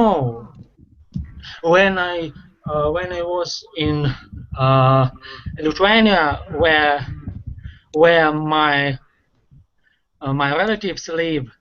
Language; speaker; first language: English; non-native, learner; Russian